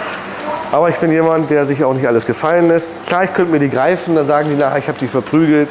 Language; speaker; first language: German; native; German